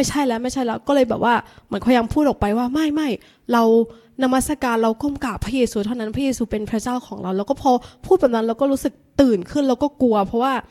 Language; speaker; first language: Thai; native; Thai